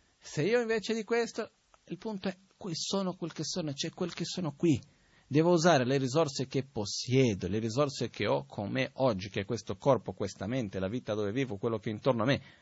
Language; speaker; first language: Italian; non-native, fluent; Portuguese